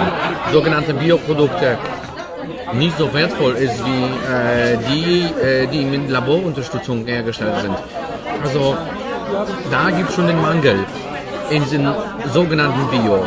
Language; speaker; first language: German; non-native, fluent; Polish